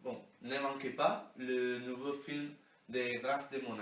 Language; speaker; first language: French; non-native, learner; Spanish